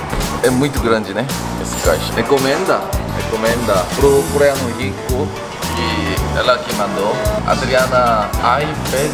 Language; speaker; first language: Portuguese; non-native, learner; Korean